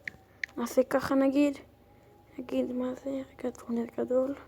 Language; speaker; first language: Hebrew; native; Hebrew